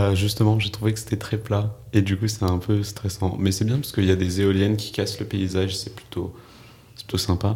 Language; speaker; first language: French; native; French